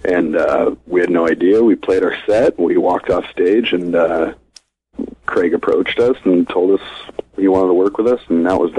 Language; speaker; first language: English; native; English